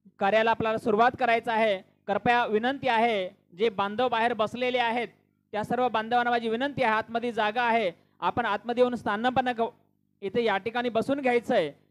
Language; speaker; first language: Marathi; non-native, local second language; Lambadi